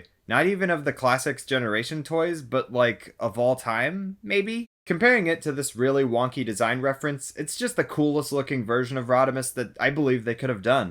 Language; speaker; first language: English; native; English